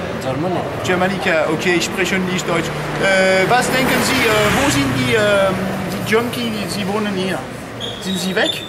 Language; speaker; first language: German; non-native, learner; French